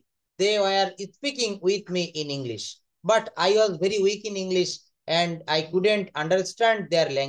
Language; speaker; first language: English; non-native, fluent; Bangla